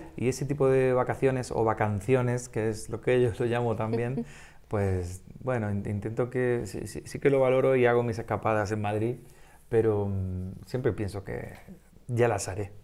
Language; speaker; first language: Spanish; native; Spanish